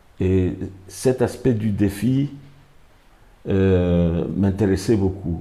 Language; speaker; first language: French; non-native, local second language; Ngazidja Comorian